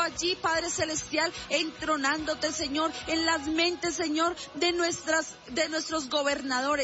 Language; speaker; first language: Spanish; native; Spanish